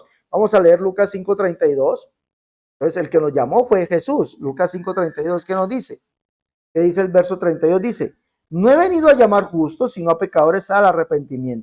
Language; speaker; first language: Spanish; native; Spanish